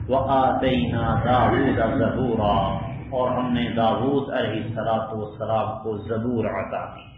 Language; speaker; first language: Urdu; native; Urdu